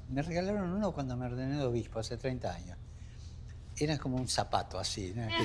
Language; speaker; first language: Spanish; native; Spanish